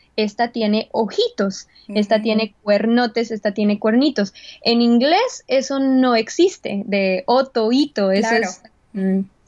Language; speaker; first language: Spanish; early bilingual, heritage; Spanish